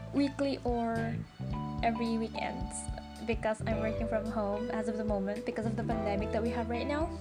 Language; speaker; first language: English; non-native, local second language; Cebuano